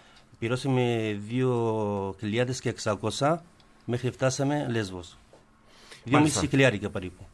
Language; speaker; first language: Greek; non-native, learner; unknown